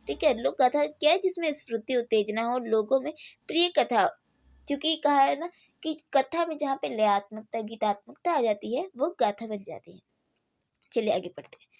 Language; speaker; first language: Hindi; native; Hindi